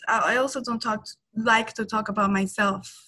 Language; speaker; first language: English; non-native, fluent; Spanish